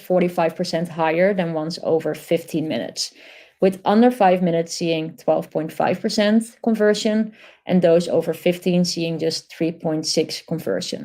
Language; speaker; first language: English; non-native, fluent; Dutch